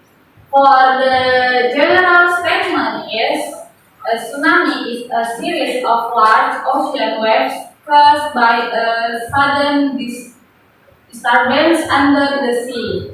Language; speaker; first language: English; non-native, learner; Indonesian